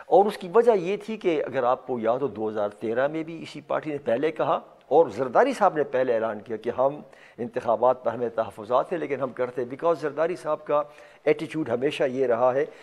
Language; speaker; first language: Urdu; non-native, local second language; Pashto